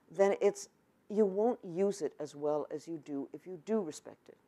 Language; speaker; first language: English; native; English